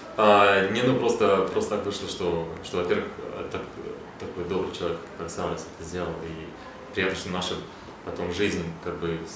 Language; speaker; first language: Russian; non-native, fluent; Lithuanian